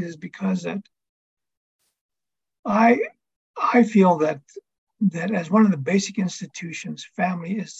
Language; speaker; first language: English; native; English